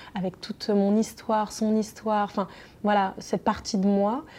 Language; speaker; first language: French; native; French